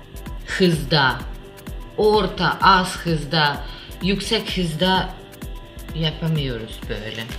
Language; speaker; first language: Turkish; non-native, learner; Russian